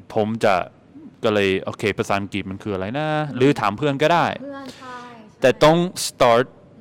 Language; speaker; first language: Thai; non-native, fluent; English